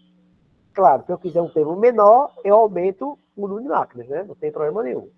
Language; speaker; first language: Portuguese; native; Portuguese